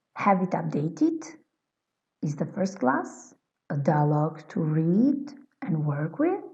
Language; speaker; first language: English; non-native, fluent; Albanian